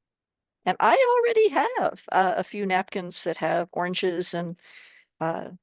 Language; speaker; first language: English; native; English